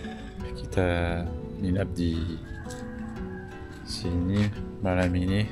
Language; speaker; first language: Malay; non-native, learner; French